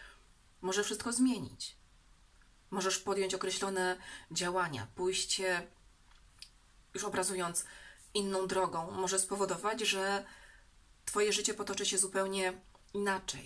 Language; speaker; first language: Polish; native; Polish